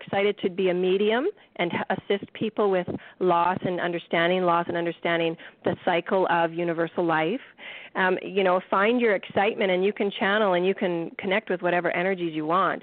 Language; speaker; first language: English; native; English